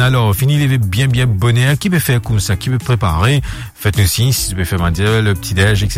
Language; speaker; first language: French; non-native, local second language; Morisyen